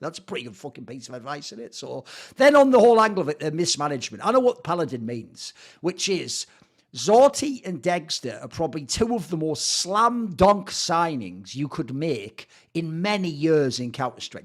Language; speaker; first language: English; native; English